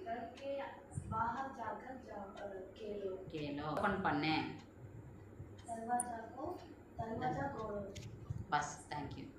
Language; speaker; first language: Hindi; non-native, learner; Tamil